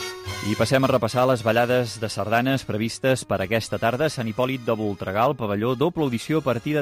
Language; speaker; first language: Catalan; native; Catalan